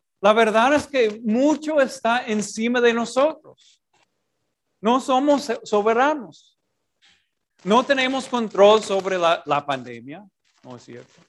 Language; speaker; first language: Spanish; non-native, fluent; English